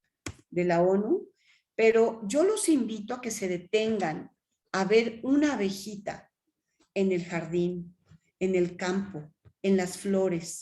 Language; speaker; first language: Spanish; native; Spanish